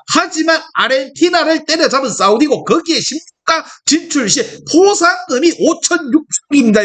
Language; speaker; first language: Korean; native; Korean